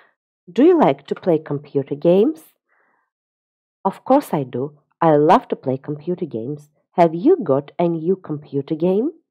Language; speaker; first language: English; non-native, fluent; Russian